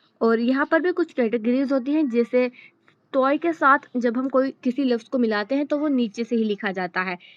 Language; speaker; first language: Hindi; native; Hindi